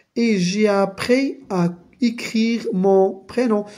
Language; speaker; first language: French; non-native, local second language; Arabic